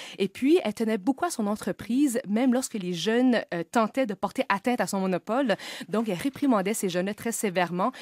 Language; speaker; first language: French; native; French